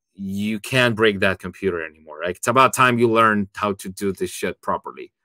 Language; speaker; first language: English; non-native, fluent; Spanish